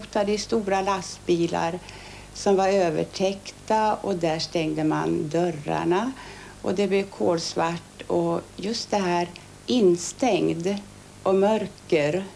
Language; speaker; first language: Swedish; early bilingual, other home language; Finnish